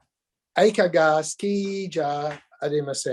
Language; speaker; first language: Japanese; non-native, learner; English